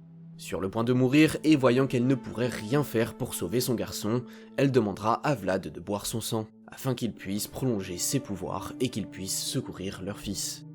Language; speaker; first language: French; native; French